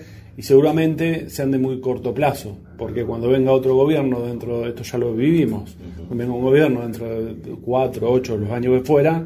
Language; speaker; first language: Spanish; native; Spanish